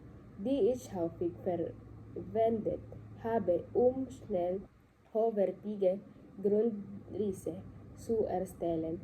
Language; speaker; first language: German; non-native, learner; Filipino